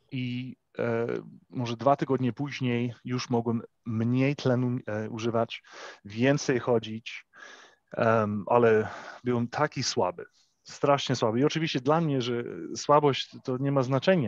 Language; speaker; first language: Polish; early bilingual, heritage; English